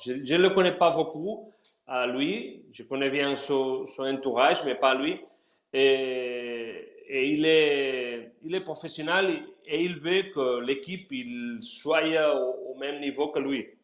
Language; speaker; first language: French; non-native, learner; Spanish